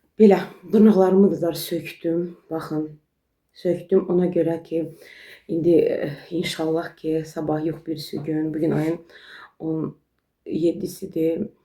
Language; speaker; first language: Azerbaijani; non-native, local second language; Talysh